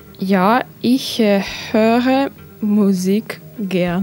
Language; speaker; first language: German; non-native, learner; Russian